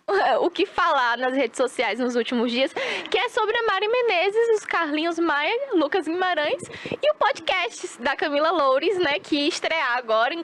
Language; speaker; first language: Portuguese; native; Portuguese